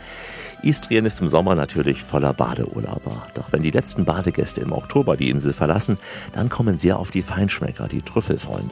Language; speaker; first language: German; native; German